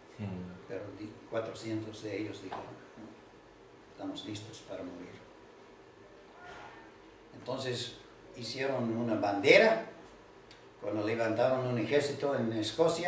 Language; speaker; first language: Spanish; non-native, fluent; English